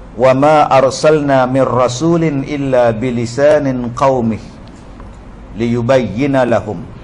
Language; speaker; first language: Malay; native; Malay